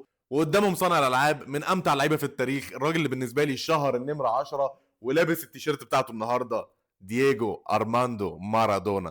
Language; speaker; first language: Arabic; native; Arabic